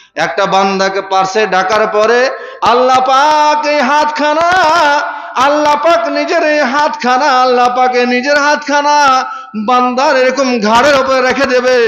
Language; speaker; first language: Bangla; non-native, fluent; Urdu